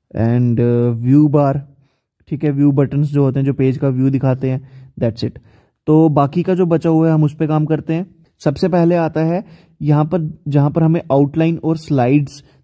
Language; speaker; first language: Hindi; native; Hindi